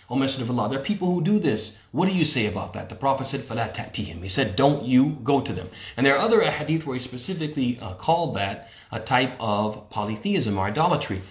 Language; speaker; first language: English; native; English